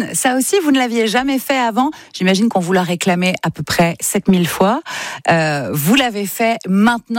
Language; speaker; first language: French; native; French